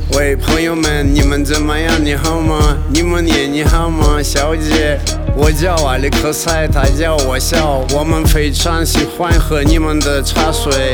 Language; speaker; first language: Chinese; non-native, learner; Russian